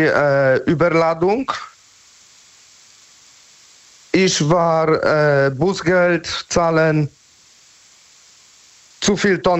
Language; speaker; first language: German; non-native, learner; Polish